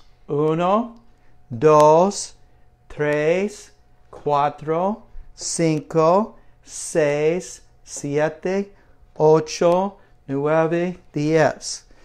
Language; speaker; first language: Spanish; non-native, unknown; English